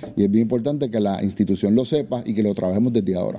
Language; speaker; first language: Spanish; native; Spanish